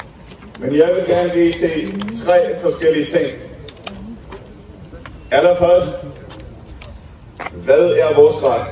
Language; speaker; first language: Danish; non-native, fluent; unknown